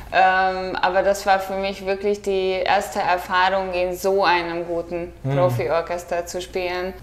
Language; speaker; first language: German; non-native, fluent; Hungarian